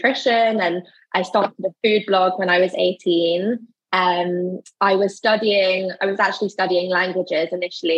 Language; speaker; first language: English; native; English